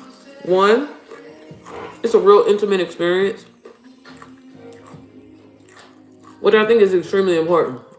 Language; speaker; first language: English; native; English